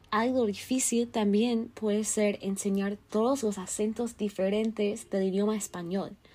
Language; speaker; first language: Spanish; non-native, fluent; English